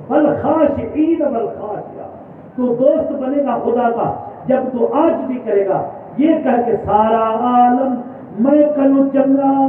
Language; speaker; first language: Urdu; non-native, local second language; Sindhi